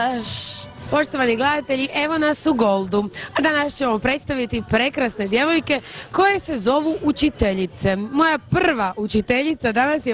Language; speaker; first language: Croatian; native; Croatian